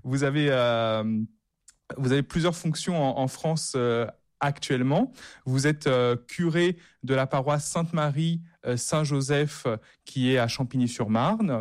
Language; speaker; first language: French; native; French